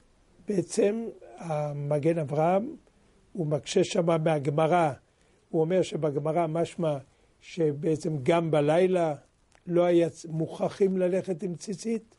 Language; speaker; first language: Hebrew; non-native, fluent; French